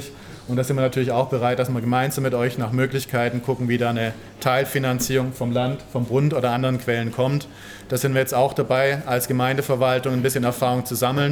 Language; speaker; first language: German; native; German